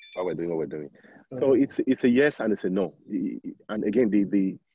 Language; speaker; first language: English; non-native, local second language; Yoruba